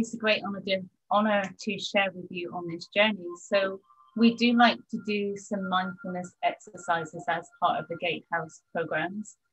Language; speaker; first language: English; native; English